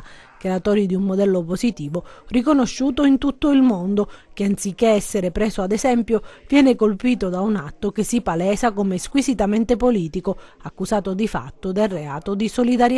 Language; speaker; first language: Italian; native; Italian